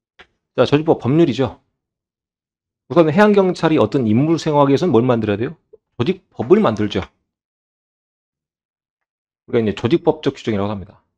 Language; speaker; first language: Korean; native; Korean